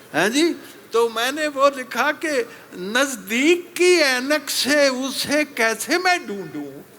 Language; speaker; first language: Urdu; non-native, local second language; Punjabi